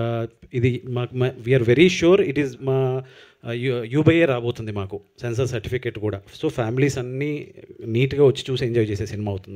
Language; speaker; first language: Telugu; native; Telugu